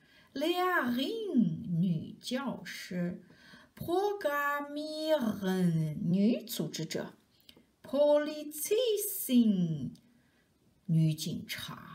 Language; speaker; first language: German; non-native, fluent; Chinese